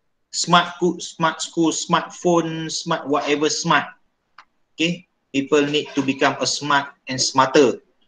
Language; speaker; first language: English; non-native, local second language; Malay